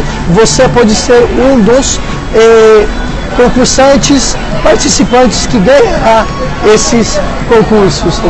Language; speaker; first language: Portuguese; non-native, fluent; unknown